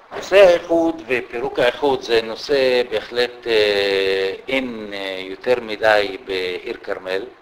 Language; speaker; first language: Hebrew; non-native, local second language; Arabic